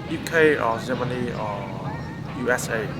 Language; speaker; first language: English; non-native, learner; Vietnamese